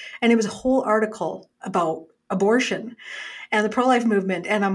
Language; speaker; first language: English; native; English